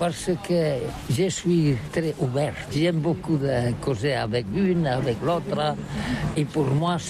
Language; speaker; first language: French; non-native, learner; Catalan